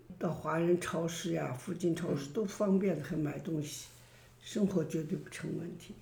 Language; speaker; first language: Chinese; native; Chinese